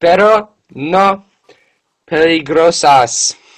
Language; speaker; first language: Spanish; non-native, learner; English